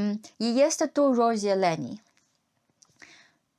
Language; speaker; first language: Polish; non-native, learner; Chinese